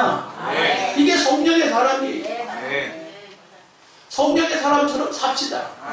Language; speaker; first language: Korean; native; Korean